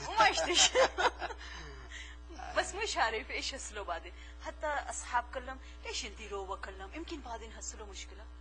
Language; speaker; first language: Arabic; non-native, learner; Urdu